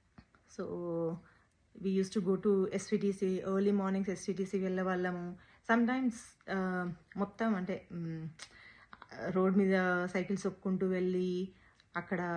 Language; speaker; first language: Telugu; native; Telugu